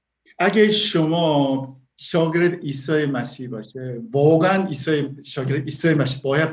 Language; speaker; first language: Persian; non-native, learner; Korean